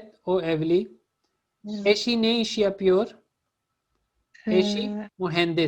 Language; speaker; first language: Turkish; non-native, fluent; Urdu